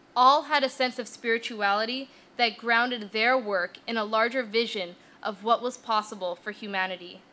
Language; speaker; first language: English; native; English